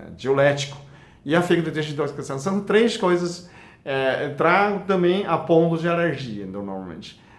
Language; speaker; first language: Portuguese; non-native, fluent; Chinese